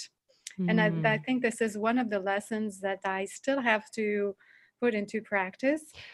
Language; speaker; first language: English; non-native, fluent; French